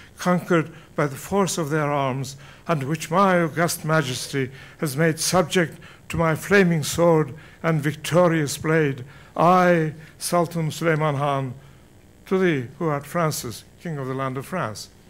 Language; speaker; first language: English; non-native, fluent; Turkish